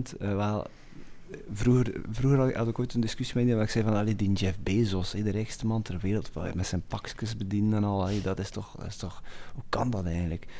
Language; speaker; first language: Dutch; native; Dutch